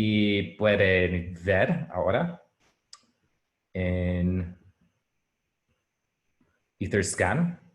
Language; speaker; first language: Spanish; non-native, learner; English